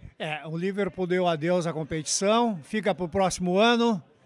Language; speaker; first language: Portuguese; native; Portuguese